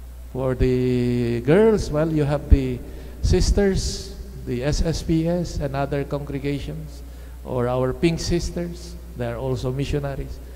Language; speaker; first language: English; non-native, local second language; Filipino